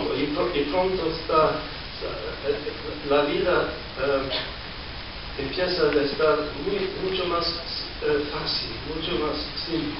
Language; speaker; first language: Spanish; non-native, learner; English